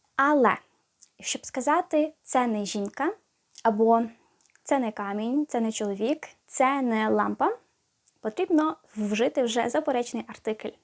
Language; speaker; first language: Ukrainian; native; Ukrainian